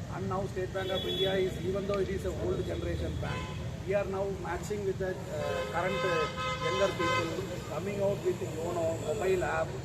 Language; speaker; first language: English; non-native, local second language; Tamil